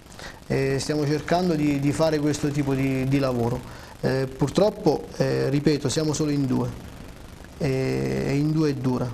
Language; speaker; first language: Italian; native; Italian